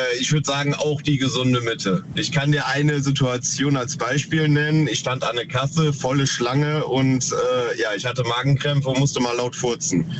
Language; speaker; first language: German; native; German